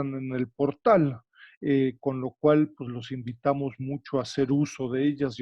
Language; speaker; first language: Spanish; native; Spanish